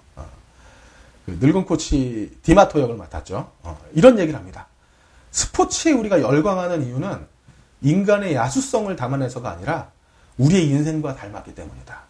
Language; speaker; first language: Korean; native; Korean